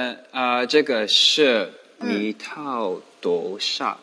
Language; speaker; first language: Chinese; non-native, learner; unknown